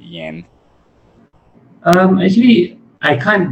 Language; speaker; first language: English; early bilingual, other home language; Malay